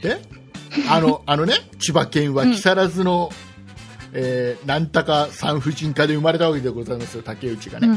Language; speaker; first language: Japanese; native; Japanese